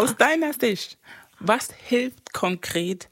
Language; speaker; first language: German; non-native, fluent; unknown